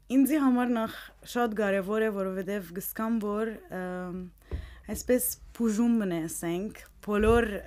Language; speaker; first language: Armenian; early bilingual, heritage; Armenian